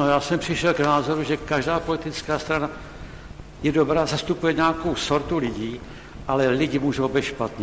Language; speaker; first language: Czech; native; Czech